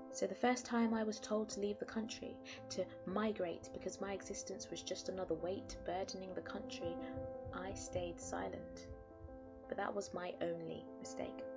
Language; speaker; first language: English; native; English